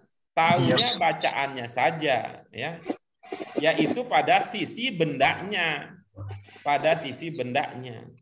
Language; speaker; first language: Indonesian; native; Indonesian